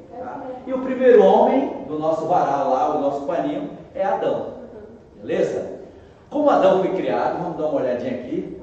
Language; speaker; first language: Portuguese; native; Portuguese